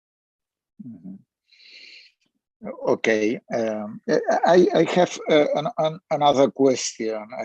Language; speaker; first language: English; non-native, learner; Spanish